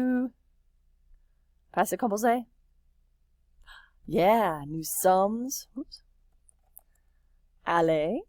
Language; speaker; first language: French; non-native, fluent; English